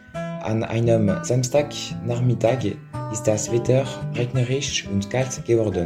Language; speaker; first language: German; non-native, learner; French